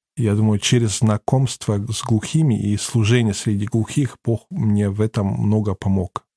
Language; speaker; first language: Russian; early bilingual, heritage; German